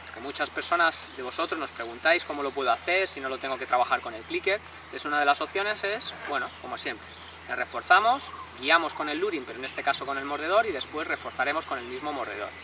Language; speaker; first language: Spanish; native; Spanish